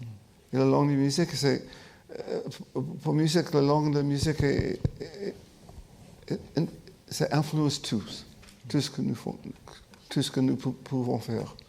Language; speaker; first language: French; non-native, fluent; English